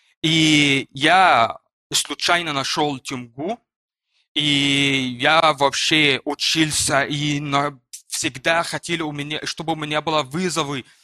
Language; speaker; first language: Russian; non-native, learner; Arabic